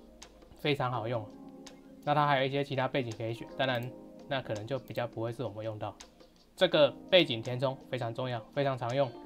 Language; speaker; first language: Chinese; native; Chinese